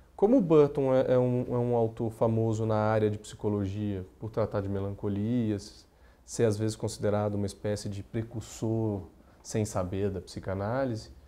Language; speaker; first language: Portuguese; native; Portuguese